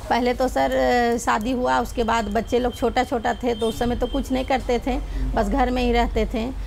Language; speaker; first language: Hindi; native; Hindi